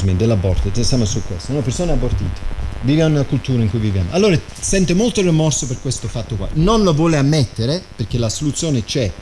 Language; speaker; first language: Italian; non-native, fluent; English